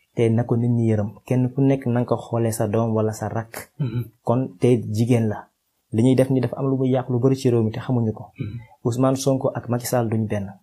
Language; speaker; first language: Wolof; non-native, local second language; Fula